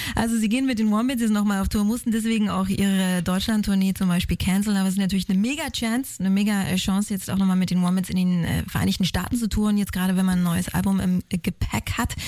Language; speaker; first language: German; native; German